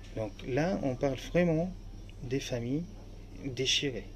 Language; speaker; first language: French; non-native, fluent; Arabic